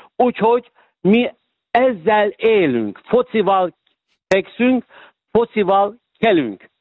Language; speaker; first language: Hungarian; non-native, fluent; Turkish